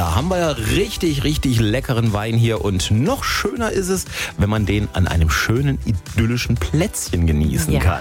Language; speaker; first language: German; native; German